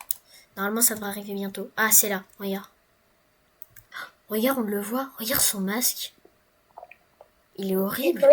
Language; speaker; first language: French; native; French